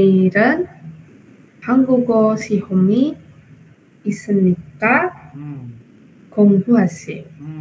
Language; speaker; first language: Korean; non-native, learner; Indonesian